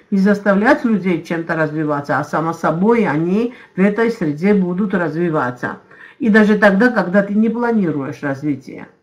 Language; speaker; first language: Russian; non-native, local second language; Azerbaijani